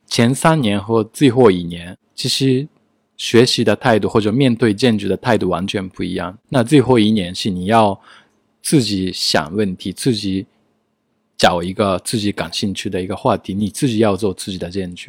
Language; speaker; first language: Chinese; non-native, fluent; Japanese